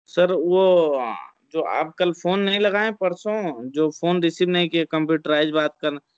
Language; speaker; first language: Hindi; native; Hindi